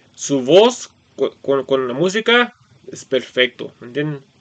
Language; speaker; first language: Spanish; early bilingual, heritage; Spanish